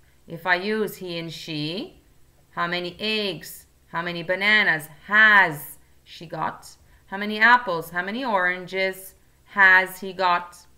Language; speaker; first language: English; non-native, fluent; Italian